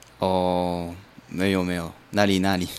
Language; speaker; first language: Chinese; non-native, learner; French